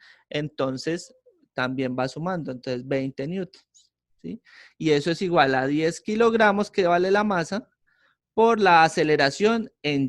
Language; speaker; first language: Spanish; native; Spanish